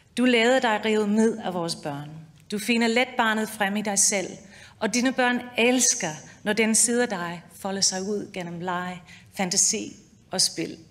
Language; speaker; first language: Danish; non-native, fluent; English